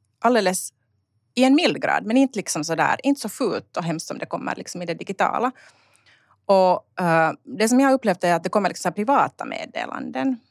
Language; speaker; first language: Swedish; native; Swedish